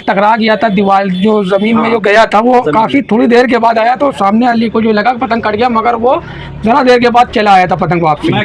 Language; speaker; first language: Hindi; native; Hindi